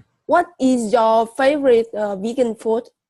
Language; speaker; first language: English; non-native, learner; Vietnamese